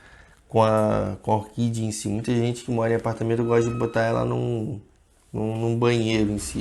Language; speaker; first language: Portuguese; native; Portuguese